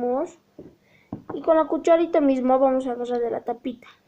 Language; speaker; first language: Spanish; native; Spanish